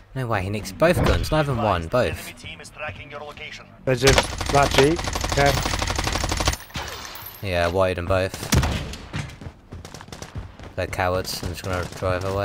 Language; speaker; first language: English; native; English